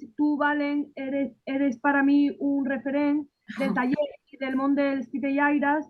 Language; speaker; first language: Catalan; non-native, learner; Spanish